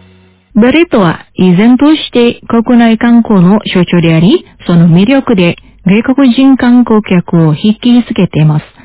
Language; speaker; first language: Japanese; non-native, fluent; Indonesian